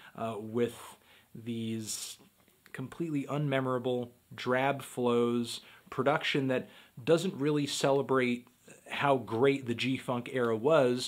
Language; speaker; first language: English; native; English